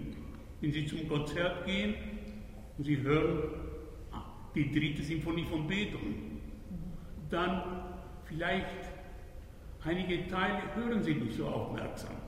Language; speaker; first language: German; non-native, fluent; Italian